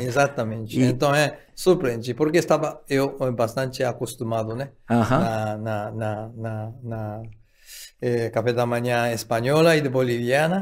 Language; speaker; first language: Portuguese; non-native, fluent; Japanese